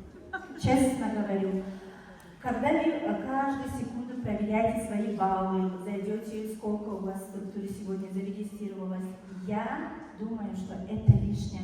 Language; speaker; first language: Russian; non-native, fluent; Tajik